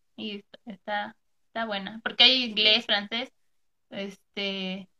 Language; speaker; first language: Spanish; native; Spanish